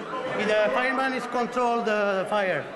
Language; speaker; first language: English; non-native, learner; Spanish